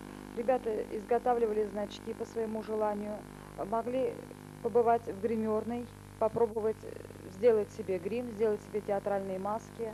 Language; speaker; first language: Russian; native; Russian